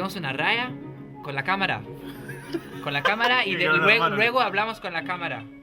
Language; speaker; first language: Spanish; non-native, fluent; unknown